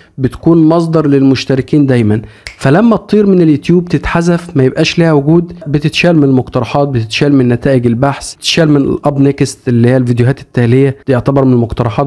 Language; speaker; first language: Arabic; native; Arabic